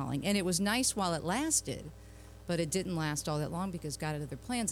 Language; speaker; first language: English; native; English